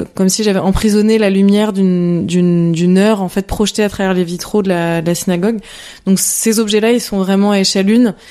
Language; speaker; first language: French; native; French